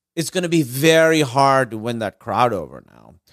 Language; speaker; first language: English; non-native, local second language; Urdu